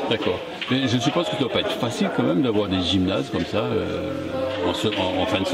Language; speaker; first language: French; native; French